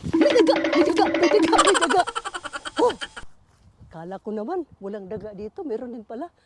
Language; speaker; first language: Filipino; non-native, local second language; Cebuano